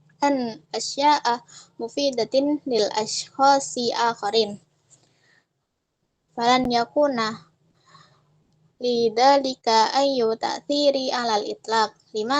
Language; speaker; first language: Arabic; non-native, learner; Indonesian